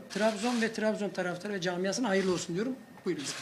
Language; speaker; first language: Turkish; native; Turkish